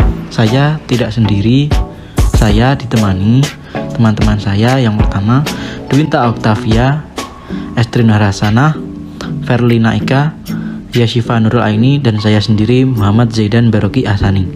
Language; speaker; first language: Indonesian; native; Indonesian